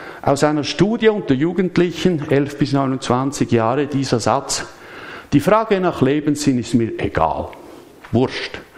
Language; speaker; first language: German; native; German